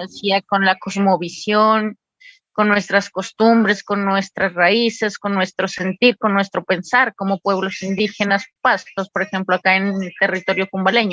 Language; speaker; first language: Spanish; native; Spanish